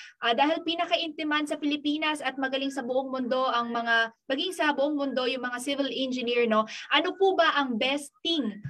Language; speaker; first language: Filipino; non-native, local second language; Pampanga